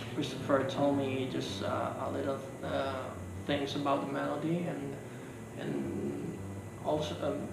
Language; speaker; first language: English; non-native, fluent; Spanish